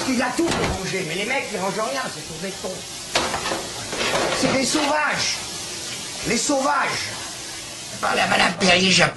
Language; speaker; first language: French; native; French